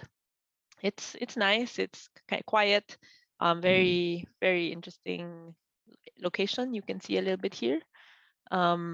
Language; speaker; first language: English; non-native, local second language; Filipino